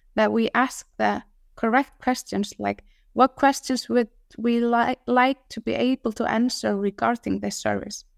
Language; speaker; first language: English; non-native, fluent; Icelandic